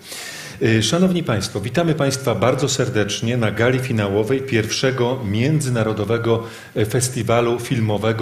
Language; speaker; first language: Polish; native; Polish